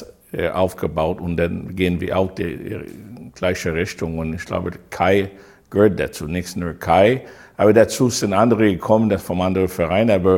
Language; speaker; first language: German; non-native, learner; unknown